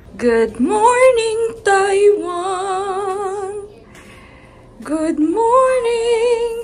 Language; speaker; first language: English; non-native, local second language; Filipino